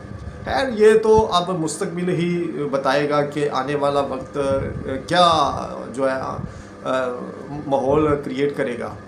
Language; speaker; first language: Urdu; non-native, local second language; Punjabi